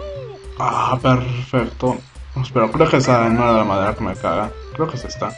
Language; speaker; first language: Spanish; native; Spanish